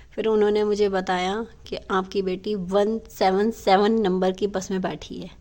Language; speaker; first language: Hindi; native; Hindi